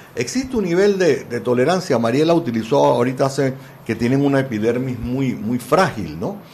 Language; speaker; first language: Spanish; native; Spanish